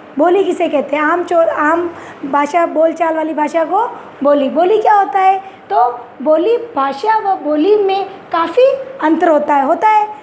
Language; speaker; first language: Hindi; native; Hindi